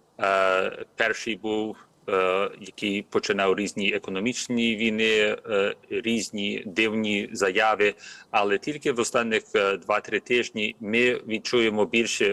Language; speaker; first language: Ukrainian; early bilingual, heritage; Ukrainian